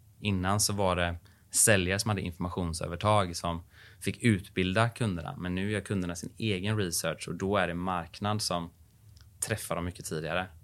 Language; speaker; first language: Swedish; native; Swedish